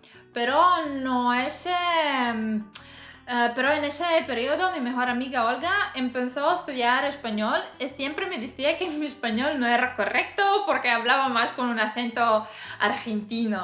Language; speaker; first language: Spanish; non-native, fluent; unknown